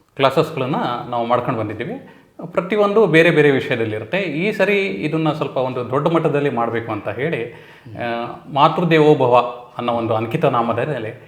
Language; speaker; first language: Kannada; native; Kannada